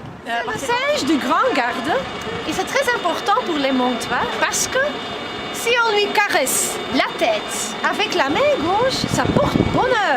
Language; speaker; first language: French; non-native, learner; Dutch